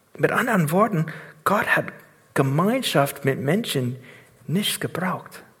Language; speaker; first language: German; non-native, fluent; English